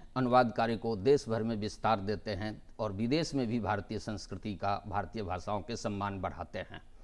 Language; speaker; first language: Hindi; non-native, local second language; Maithili